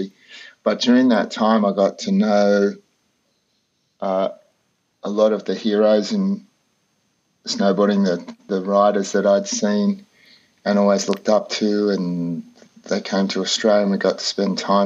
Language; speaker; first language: English; native; English